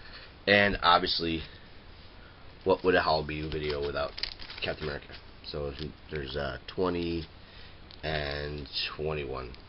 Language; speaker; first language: English; native; English